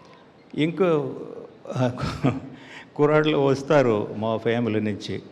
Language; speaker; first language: Telugu; non-native, learner; Tamil